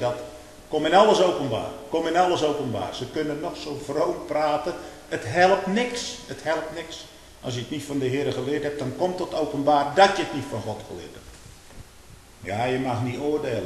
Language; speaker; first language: Dutch; native; Dutch